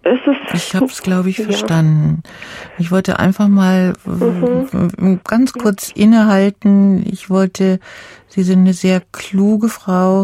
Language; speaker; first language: German; native; German